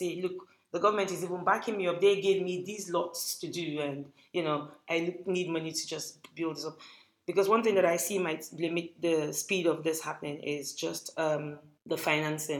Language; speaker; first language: English; non-native, local second language; Hausa